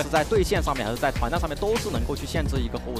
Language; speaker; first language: Chinese; native; Chinese